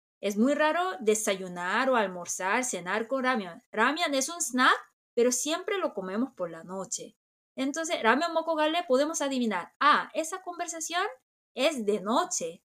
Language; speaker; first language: Spanish; non-native, fluent; Korean